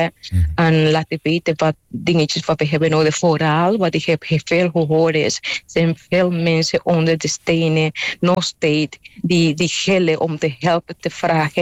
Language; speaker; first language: Dutch; non-native, local second language; Papiamento